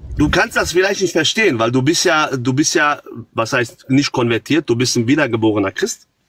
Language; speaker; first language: German; early bilingual, other home language; Croatian